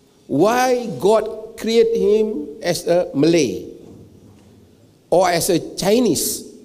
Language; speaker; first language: English; non-native, local second language; Malay